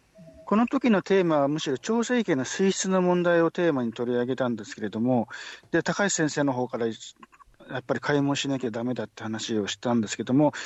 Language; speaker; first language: Japanese; native; Japanese